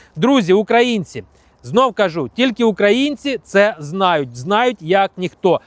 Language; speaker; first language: Ukrainian; non-native, local second language; Russian